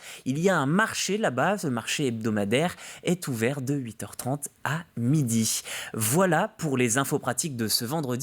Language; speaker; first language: French; native; French